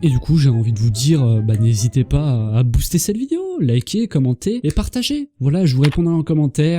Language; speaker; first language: French; native; French